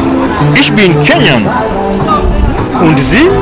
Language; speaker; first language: German; non-native, learner; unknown